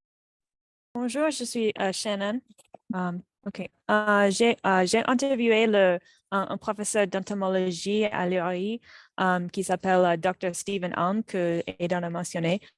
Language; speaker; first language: French; non-native, fluent; English